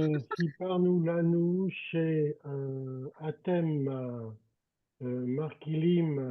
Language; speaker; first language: Hebrew; non-native, learner; French